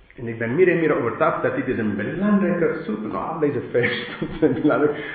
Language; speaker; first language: Dutch; non-native, fluent; English